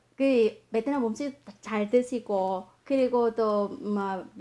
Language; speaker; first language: Korean; non-native, fluent; Vietnamese